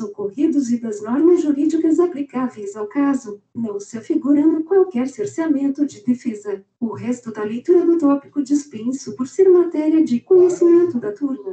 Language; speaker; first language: Portuguese; native; Portuguese